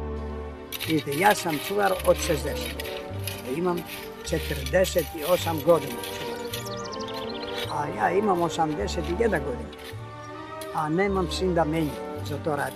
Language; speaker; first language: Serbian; non-native, learner; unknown